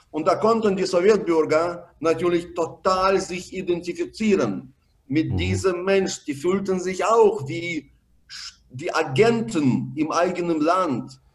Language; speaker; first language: German; non-native, fluent; Russian